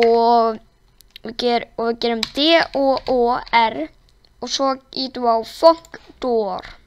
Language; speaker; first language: Icelandic; non-native, learner; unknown